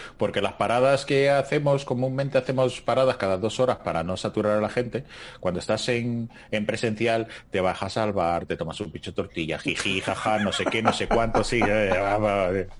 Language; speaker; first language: Spanish; native; Spanish